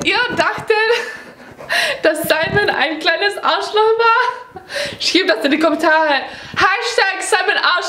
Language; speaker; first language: German; non-native, learner; English